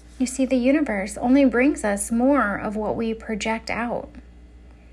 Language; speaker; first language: English; native; English